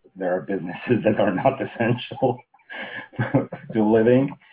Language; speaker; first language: English; non-native, fluent; Russian